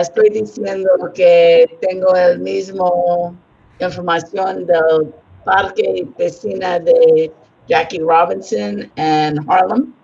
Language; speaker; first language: Spanish; non-native, learner; English